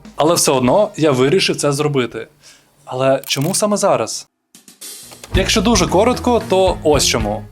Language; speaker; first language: Ukrainian; non-native, local second language; Russian